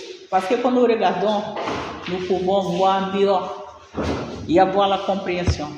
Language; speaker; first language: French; non-native, learner; Portuguese